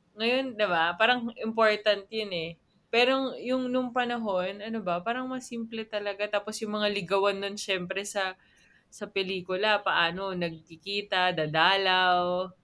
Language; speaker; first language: Filipino; native; Filipino